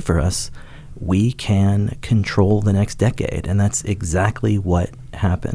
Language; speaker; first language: English; native; English